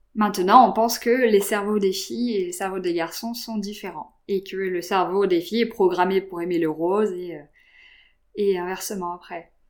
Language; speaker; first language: French; native; French